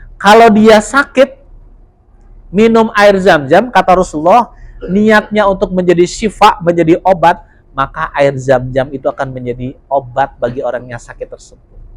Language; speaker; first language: Indonesian; non-native, local second language; Javanese